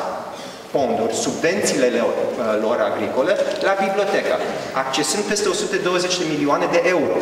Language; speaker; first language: Romanian; early bilingual, heritage; Romanian